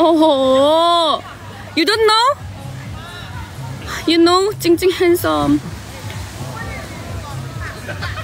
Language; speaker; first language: English; non-native, learner; Thai